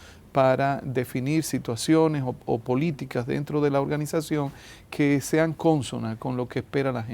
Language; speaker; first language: Spanish; native; Spanish